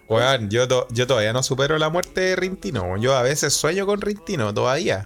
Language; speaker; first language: Spanish; native; Spanish